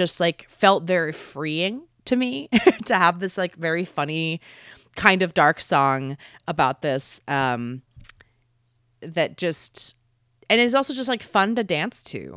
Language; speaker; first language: English; native; English